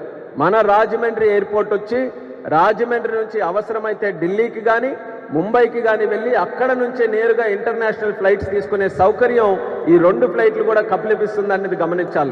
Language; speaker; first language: Telugu; native; Telugu